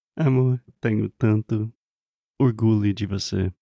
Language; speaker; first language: Portuguese; non-native, fluent; English